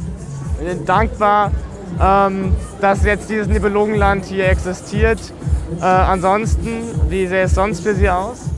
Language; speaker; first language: German; native; German